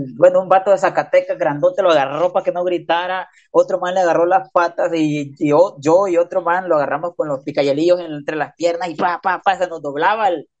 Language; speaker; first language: Spanish; native; Spanish